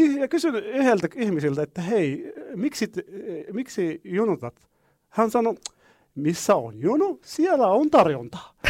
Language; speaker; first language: Finnish; non-native, learner; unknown